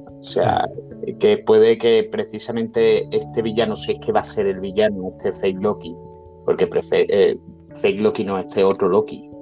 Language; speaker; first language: Spanish; native; Spanish